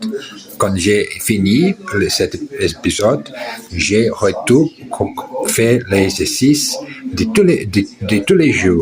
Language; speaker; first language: French; non-native, learner; Portuguese